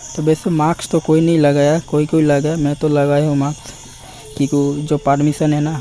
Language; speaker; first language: Hindi; non-native, local second language; Bangla